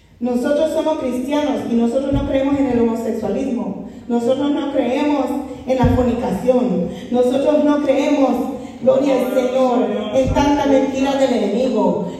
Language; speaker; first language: Spanish; non-native, fluent; English